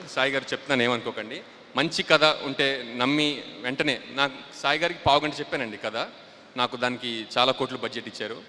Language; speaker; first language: Telugu; native; Telugu